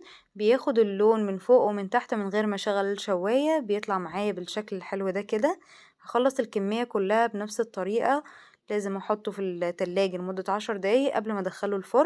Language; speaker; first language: Arabic; native; Arabic